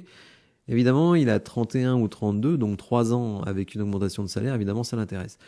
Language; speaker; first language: French; native; French